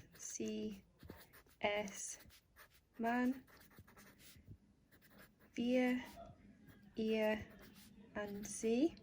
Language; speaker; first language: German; non-native, fluent; English